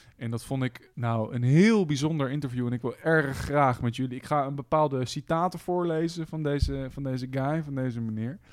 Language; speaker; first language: Dutch; native; Dutch